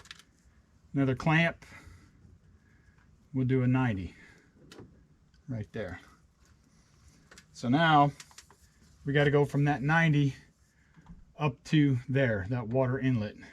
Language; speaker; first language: English; native; English